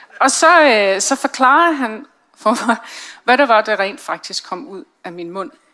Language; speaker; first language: Danish; non-native, fluent; English